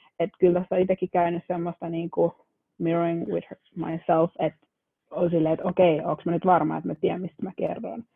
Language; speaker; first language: Finnish; early bilingual, other home language; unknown